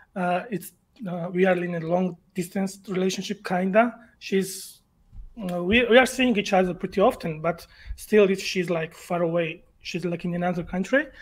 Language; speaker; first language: English; non-native, learner; Georgian